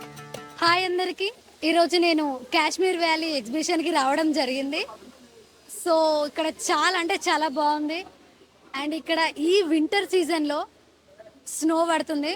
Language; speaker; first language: Telugu; native; Telugu